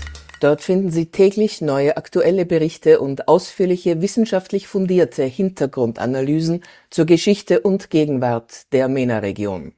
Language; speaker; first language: German; native; German